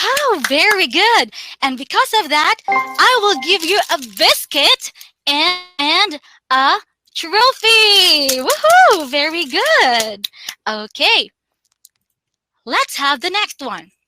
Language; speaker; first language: English; non-native, local second language; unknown